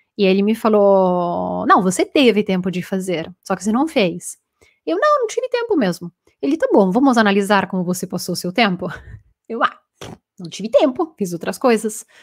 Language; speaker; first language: Portuguese; non-native, fluent; Italian